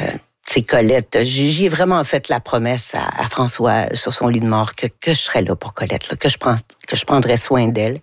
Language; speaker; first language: French; native; French